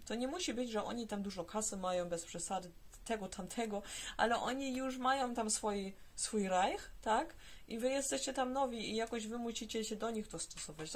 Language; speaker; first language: Polish; early bilingual, heritage; Polish